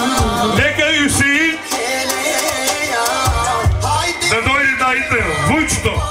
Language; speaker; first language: Bulgarian; non-native, local second language; Turkish